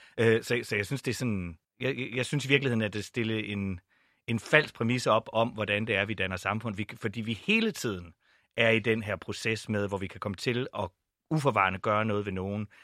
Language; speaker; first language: Danish; native; Danish